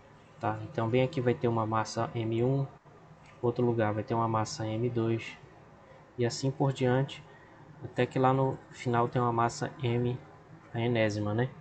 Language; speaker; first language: Portuguese; native; Portuguese